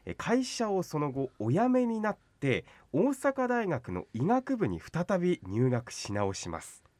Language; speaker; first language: Japanese; native; Japanese